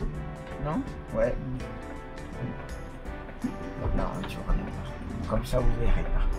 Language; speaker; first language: French; non-native, fluent; Indonesian